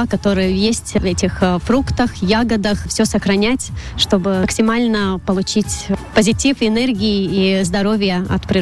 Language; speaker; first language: Russian; non-native, local second language; Latvian